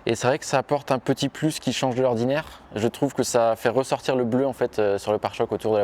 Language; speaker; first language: French; native; French